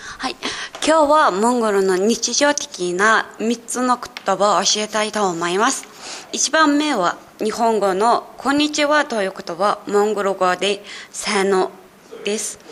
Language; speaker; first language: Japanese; non-native, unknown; Mongolian